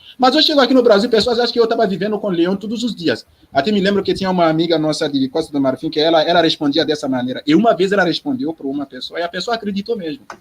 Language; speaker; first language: Portuguese; non-native, fluent; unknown